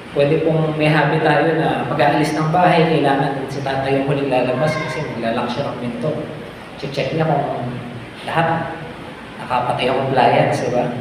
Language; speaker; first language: Filipino; native; Filipino